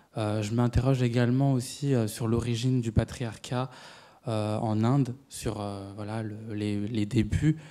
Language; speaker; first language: French; non-native, fluent; Tamil